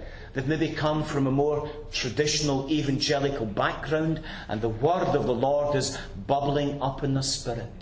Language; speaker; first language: English; native; English